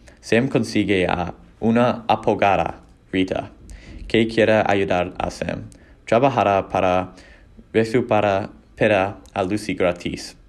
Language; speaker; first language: Spanish; non-native, learner; English